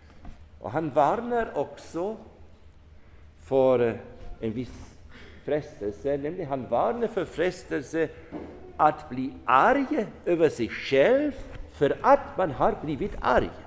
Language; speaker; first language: Swedish; non-native, fluent; German